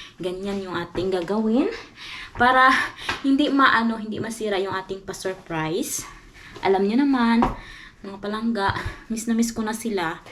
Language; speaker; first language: Filipino; non-native, local second language; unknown